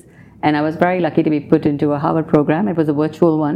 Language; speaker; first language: English; non-native, local second language; Urdu